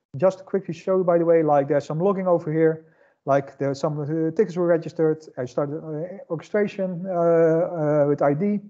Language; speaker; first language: English; non-native, fluent; Dutch